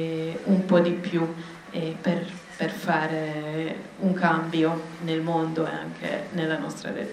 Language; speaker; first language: Italian; non-native, fluent; Hebrew